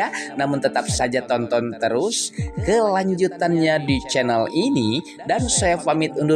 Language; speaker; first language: Indonesian; native; Indonesian